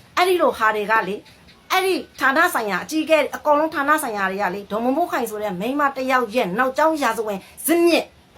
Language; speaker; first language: Burmese; native; Burmese